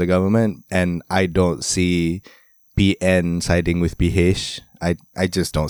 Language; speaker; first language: English; non-native, local second language; Malay